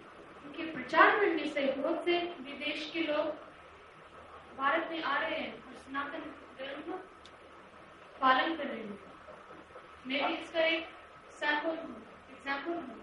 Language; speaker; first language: Hindi; non-native, fluent; English